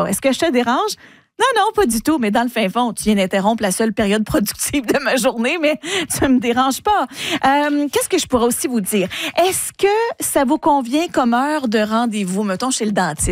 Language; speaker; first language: French; native; French